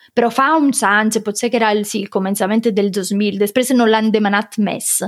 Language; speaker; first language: Catalan; non-native, fluent; Italian